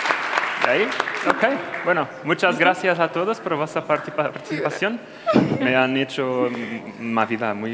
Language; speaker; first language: Spanish; non-native, fluent; Portuguese